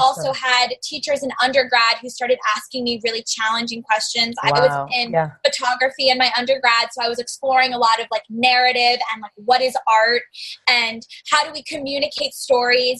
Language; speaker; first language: English; native; English